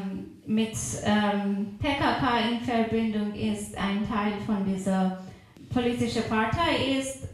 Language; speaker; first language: German; non-native, fluent; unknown